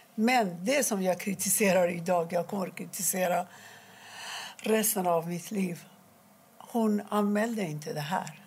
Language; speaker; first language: Swedish; non-native, fluent; Persian